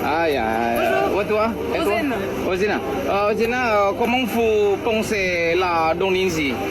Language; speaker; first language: French; non-native, learner; Indonesian